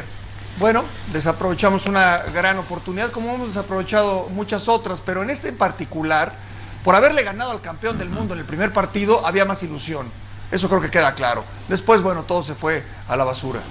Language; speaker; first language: Spanish; native; Spanish